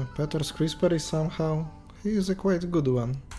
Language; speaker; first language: English; non-native, fluent; Polish